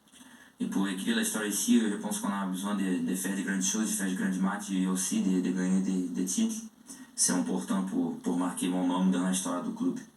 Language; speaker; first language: French; non-native, learner; Portuguese